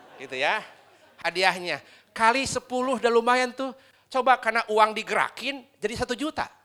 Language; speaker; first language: Indonesian; non-native, local second language; Sundanese